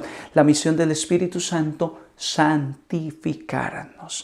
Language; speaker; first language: Spanish; native; Spanish